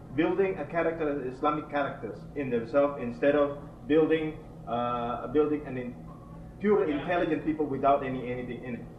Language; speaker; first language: English; non-native, fluent; Indonesian